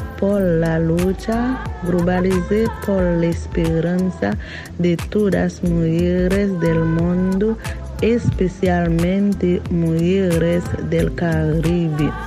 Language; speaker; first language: Spanish; non-native, learner; Haitian Creole